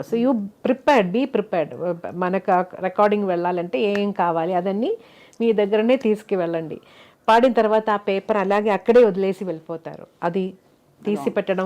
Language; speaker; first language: Telugu; non-native, local second language; Malayalam